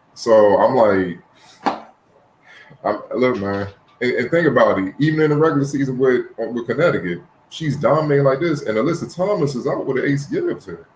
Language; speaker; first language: English; native; English